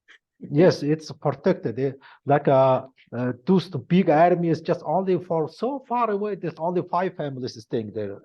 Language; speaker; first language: English; non-native, learner; Mongolian